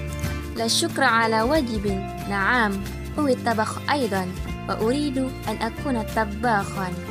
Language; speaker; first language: Arabic; non-native, learner; Indonesian